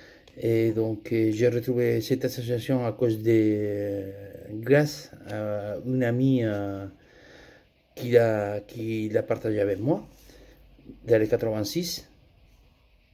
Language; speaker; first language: French; non-native, fluent; Spanish